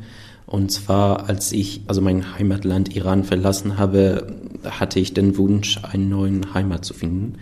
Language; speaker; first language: German; non-native, fluent; Persian